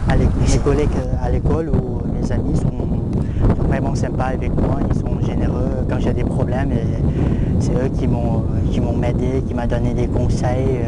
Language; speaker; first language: French; non-native, fluent; Lao